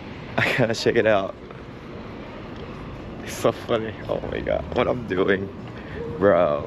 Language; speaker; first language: English; non-native, fluent; Japanese